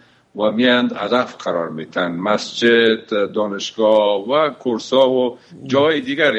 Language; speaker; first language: Persian; native; Persian